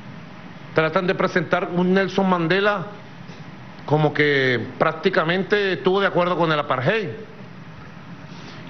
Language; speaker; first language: Spanish; native; Spanish